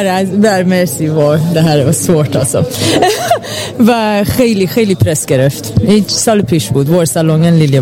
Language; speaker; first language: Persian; early bilingual, heritage; Persian